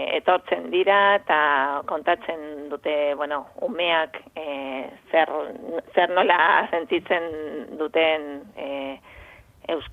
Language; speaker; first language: Basque; non-native, fluent; Spanish